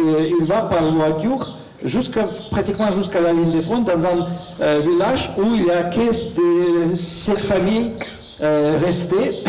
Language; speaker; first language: French; non-native, fluent; Russian